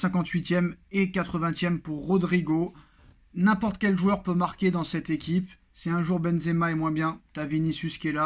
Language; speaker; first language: French; native; French